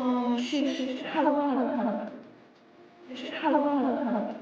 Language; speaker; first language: Chinese; native; Chinese